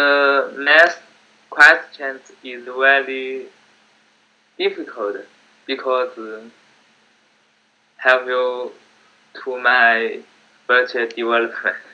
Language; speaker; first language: English; non-native, learner; Chinese